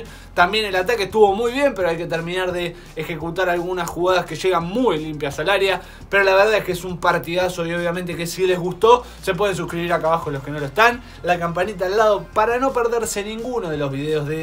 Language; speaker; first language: Spanish; native; Spanish